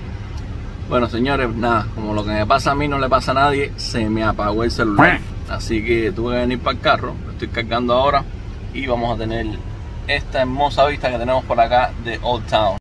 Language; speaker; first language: Spanish; native; Spanish